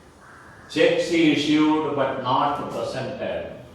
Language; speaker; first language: English; non-native, local second language; Tamil